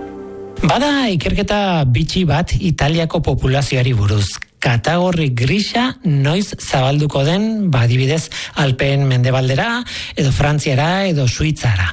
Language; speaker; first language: Basque; native; Basque